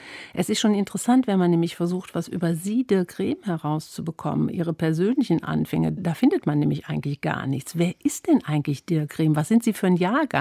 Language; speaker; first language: German; native; German